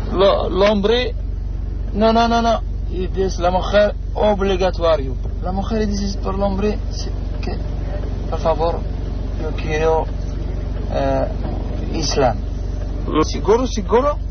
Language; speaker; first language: Spanish; non-native, learner; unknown